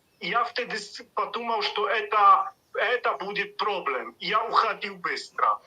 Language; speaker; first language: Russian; non-native, learner; Polish